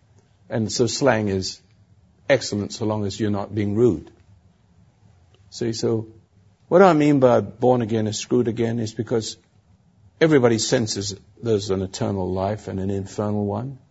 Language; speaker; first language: English; native; English